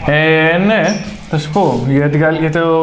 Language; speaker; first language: Greek; native; Greek